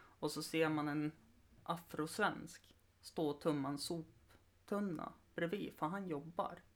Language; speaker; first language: Swedish; native; Swedish